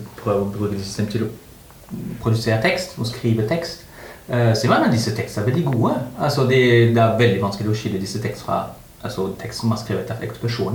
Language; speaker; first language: Norwegian; non-native, fluent; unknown